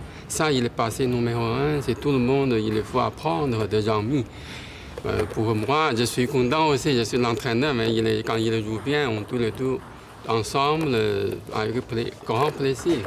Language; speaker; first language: French; non-native, learner; Chinese